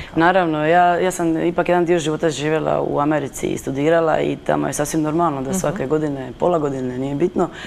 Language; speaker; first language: Croatian; native; Croatian